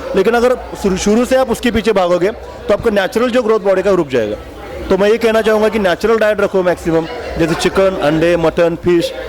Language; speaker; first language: Hindi; non-native, local second language; Marathi